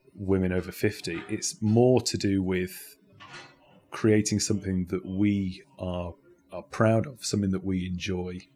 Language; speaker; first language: English; native; English